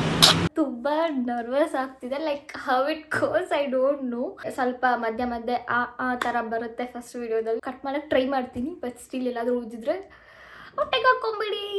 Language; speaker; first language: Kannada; native; Kannada